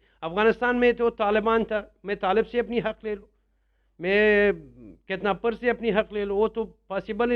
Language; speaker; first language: Hindi; non-native, learner; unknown